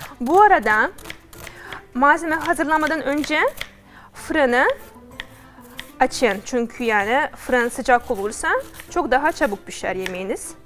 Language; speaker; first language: Turkish; non-native, fluent; Russian